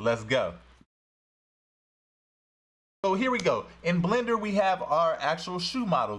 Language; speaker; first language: English; native; English